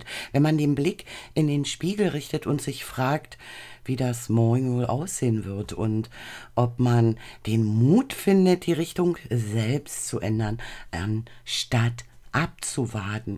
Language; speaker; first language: German; native; German